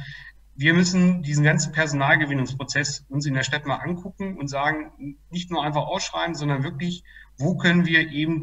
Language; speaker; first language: German; native; German